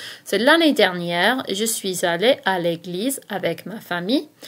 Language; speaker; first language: French; non-native, fluent; English